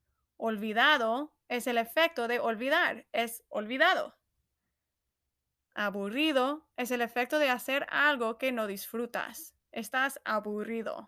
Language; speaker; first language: Spanish; non-native, fluent; English